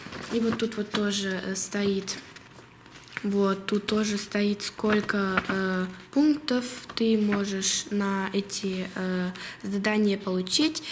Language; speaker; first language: Russian; early bilingual, heritage; Russian